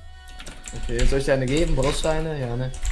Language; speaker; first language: German; native; German